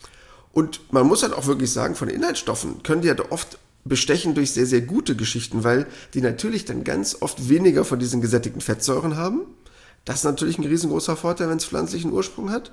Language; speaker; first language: German; native; German